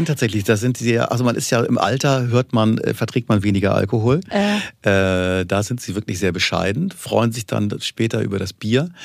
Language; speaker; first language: German; native; German